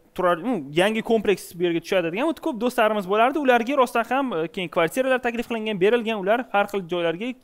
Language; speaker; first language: Uzbek; native; Uzbek